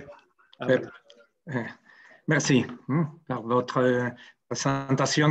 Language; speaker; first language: French; non-native, fluent; Spanish